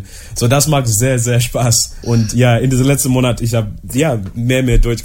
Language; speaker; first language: German; non-native, learner; English